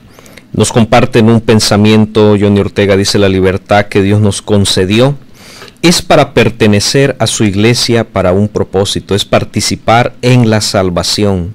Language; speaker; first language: Spanish; native; Spanish